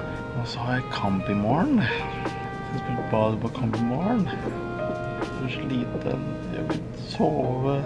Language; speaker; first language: Norwegian; early bilingual, other home language; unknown